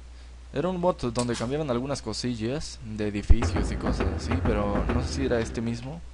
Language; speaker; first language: Spanish; native; Spanish